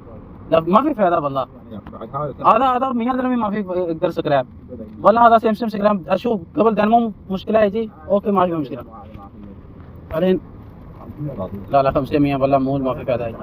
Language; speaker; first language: Arabic; non-native, learner; Urdu